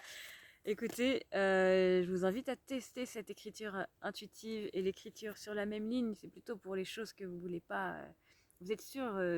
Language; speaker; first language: French; native; French